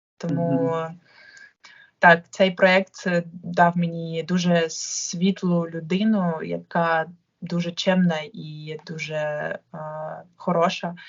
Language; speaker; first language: Ukrainian; non-native, local second language; Russian